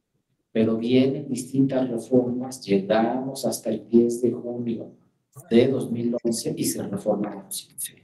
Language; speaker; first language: Spanish; native; Spanish